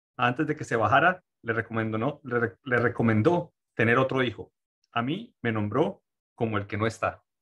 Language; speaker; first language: Spanish; native; Spanish